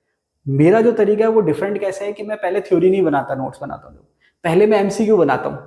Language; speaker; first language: Hindi; native; Hindi